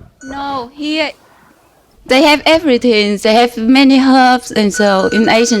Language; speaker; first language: English; non-native, learner; Vietnamese